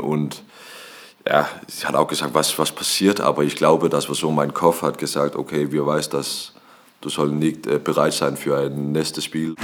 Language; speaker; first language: German; non-native, learner; Danish